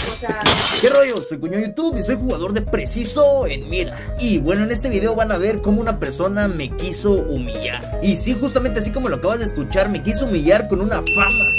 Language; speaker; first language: Spanish; native; Spanish